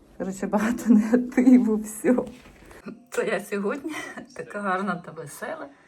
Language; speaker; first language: Ukrainian; native; Ukrainian